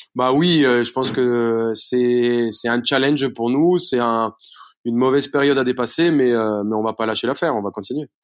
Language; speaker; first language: French; non-native, fluent; Spanish